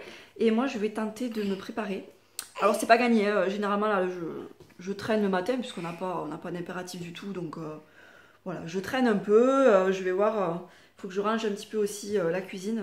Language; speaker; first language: French; native; French